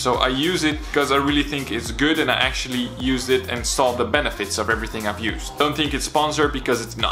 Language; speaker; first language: English; non-native, fluent; Dutch